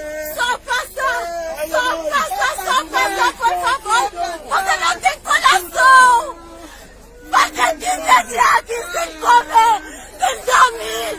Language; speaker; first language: Portuguese; non-native, learner; Haitian Creole